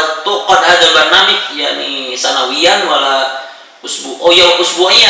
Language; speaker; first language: Arabic; non-native, fluent; Indonesian